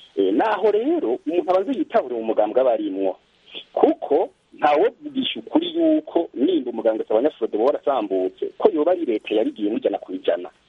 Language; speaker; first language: Rundi; native; Rundi